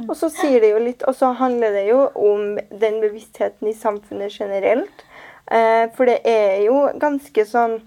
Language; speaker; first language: Norwegian; native; Norwegian